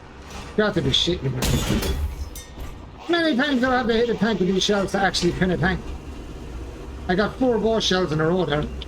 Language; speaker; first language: English; native; English